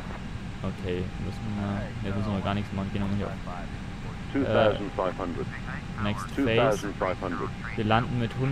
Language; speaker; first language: German; native; German